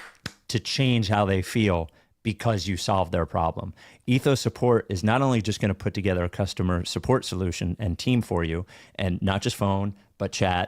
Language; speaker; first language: English; native; English